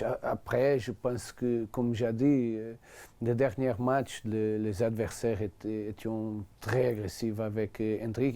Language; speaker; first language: French; non-native, learner; Portuguese